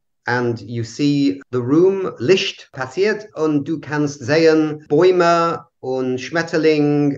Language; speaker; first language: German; non-native, learner; English